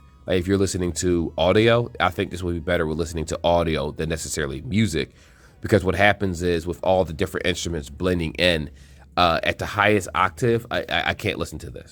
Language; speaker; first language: English; native; English